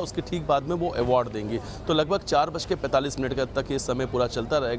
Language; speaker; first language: Hindi; native; Hindi